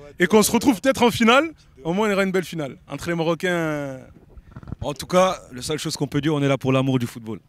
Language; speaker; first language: French; native; French